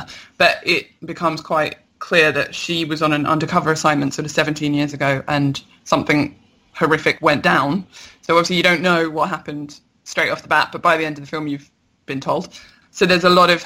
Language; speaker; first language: English; native; English